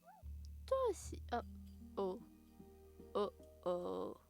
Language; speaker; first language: French; native; French